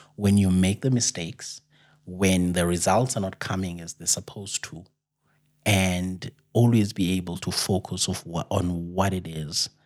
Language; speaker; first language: English; non-native, local second language; Xhosa